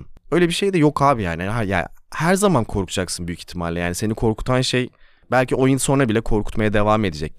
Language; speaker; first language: Turkish; native; Turkish